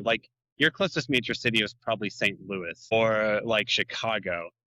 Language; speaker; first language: English; native; English